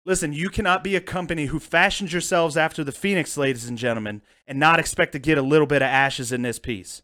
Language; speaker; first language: English; native; English